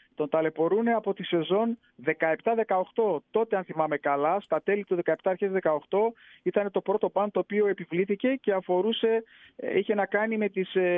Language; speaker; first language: Greek; native; Greek